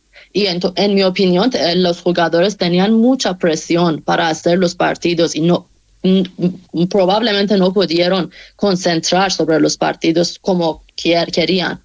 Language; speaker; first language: Spanish; non-native, fluent; Persian